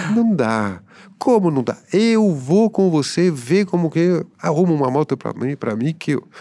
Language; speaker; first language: Portuguese; non-native, fluent; French